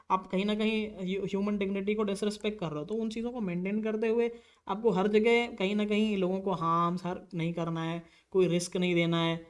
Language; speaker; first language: Hindi; native; Hindi